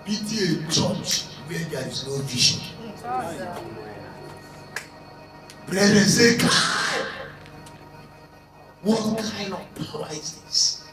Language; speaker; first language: English; non-native, local second language; Igbo